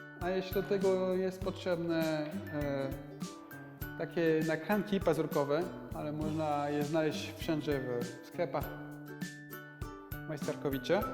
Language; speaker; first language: Polish; non-native, learner; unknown